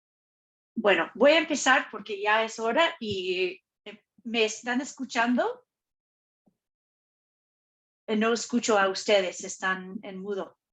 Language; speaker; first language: Spanish; non-native, fluent; English